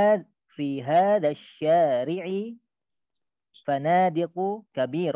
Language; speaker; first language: Arabic; non-native, learner; Indonesian